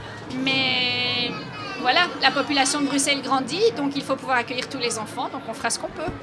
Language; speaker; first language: French; native; French